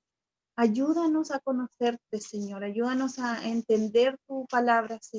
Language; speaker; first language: Spanish; native; Spanish